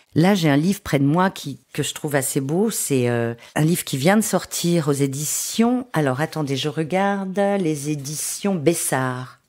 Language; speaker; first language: French; native; French